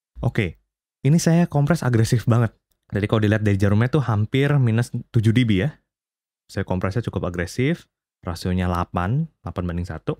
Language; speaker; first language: Indonesian; native; Indonesian